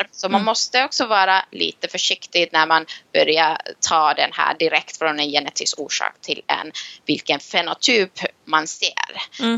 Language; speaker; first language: Swedish; non-native, local second language; Finnish